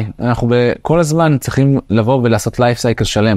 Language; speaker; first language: Hebrew; native; Hebrew